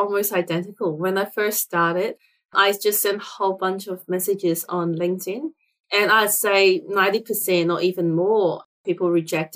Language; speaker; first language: English; non-native, local second language; Cantonese